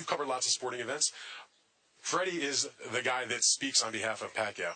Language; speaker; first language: English; native; English